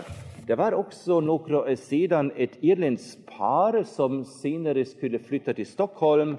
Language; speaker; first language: Swedish; non-native, fluent; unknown